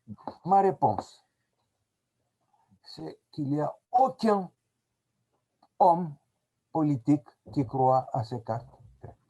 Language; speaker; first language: French; non-native, fluent; Greek